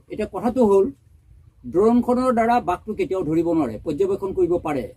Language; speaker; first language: Assamese; native; Assamese